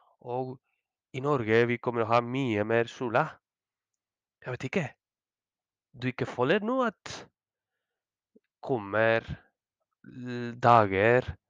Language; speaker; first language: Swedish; non-native, learner; Spanish